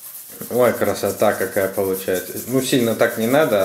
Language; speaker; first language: Russian; native; Russian